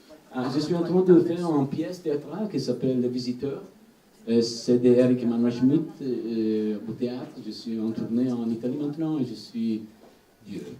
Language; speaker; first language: French; non-native, learner; Italian